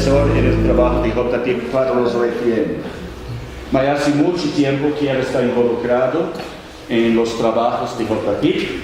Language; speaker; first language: Spanish; non-native, fluent; Portuguese